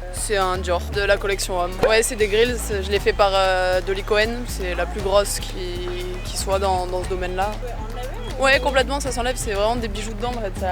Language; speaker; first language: French; native; French